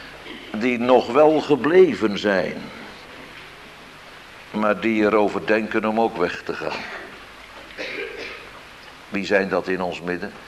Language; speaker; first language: Dutch; native; Dutch